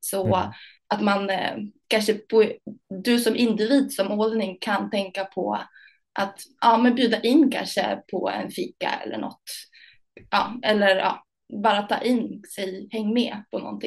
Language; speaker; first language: Swedish; early bilingual, other home language; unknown